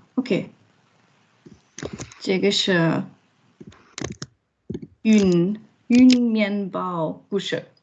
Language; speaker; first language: Chinese; non-native, learner; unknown